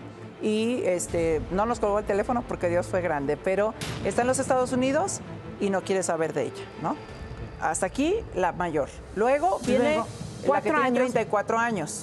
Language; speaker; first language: Spanish; native; Spanish